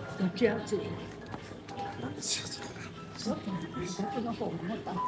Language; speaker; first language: Japanese; native; Japanese